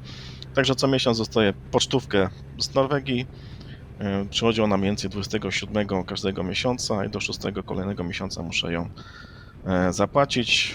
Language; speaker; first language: Polish; native; Polish